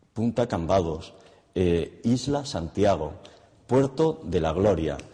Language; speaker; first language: Spanish; non-native, local second language; Galician